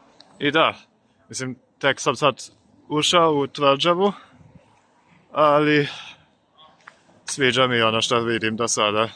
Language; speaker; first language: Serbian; non-native, fluent; German